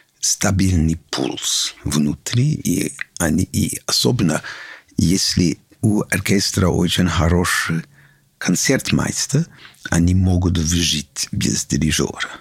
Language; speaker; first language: Russian; non-native, learner; English